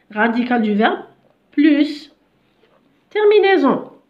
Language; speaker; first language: French; non-native, local second language; Arabic